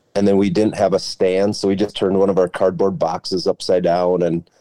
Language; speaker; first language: English; native; English